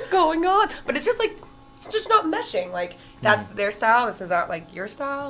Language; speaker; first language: English; native; English